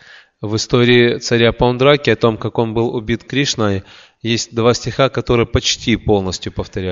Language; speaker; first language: Russian; native; Russian